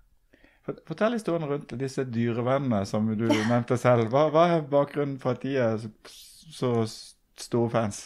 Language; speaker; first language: Norwegian; native; Norwegian